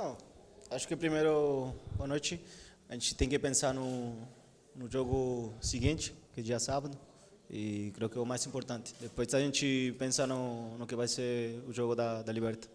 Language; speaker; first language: Portuguese; non-native, fluent; Spanish